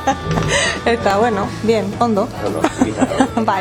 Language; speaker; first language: Basque; non-native, local second language; Spanish